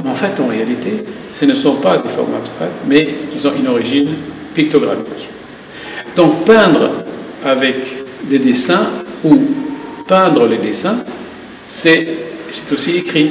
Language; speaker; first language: French; non-native, local second language; Arabic